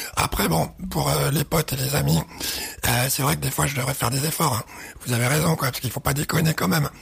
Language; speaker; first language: French; early bilingual, other home language; Arabic